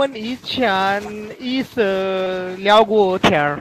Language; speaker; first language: Chinese; non-native, learner; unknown